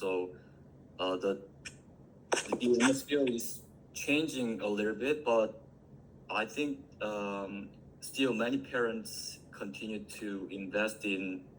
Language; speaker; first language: English; non-native, learner; Korean